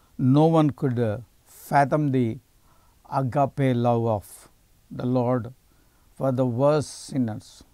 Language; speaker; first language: English; non-native, local second language; Telugu